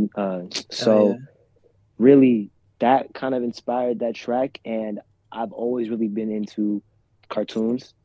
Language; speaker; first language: English; native; English